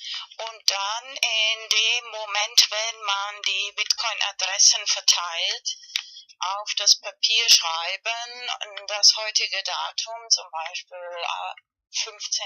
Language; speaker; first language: German; non-native, learner; Spanish